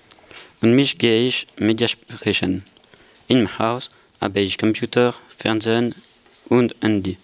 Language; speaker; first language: German; non-native, learner; French